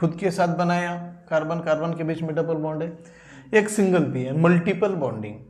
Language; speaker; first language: Hindi; non-native, local second language; Marathi